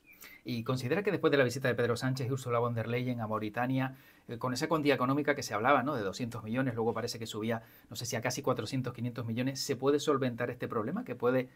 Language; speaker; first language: Spanish; native; Spanish